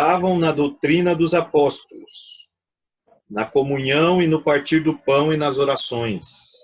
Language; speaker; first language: Portuguese; native; Portuguese